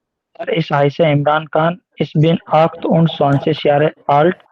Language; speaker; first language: German; non-native, learner; Hindi